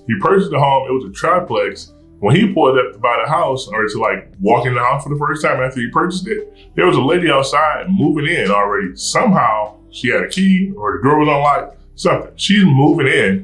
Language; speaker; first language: English; native; English